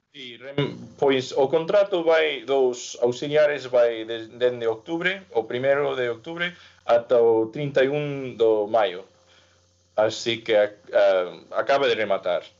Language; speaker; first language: Galician; non-native, fluent; English